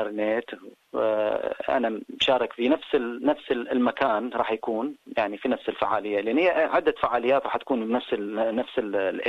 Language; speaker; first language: Arabic; native; Arabic